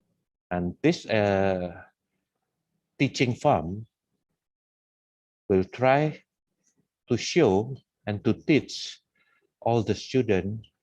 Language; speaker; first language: English; non-native, fluent; Indonesian